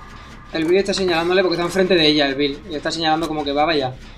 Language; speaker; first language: Spanish; native; Spanish